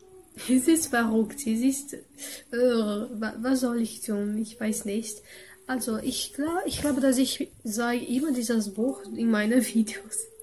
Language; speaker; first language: German; non-native, learner; Portuguese